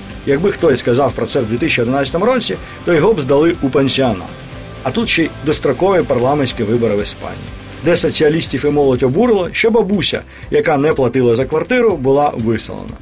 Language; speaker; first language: Ukrainian; native; Ukrainian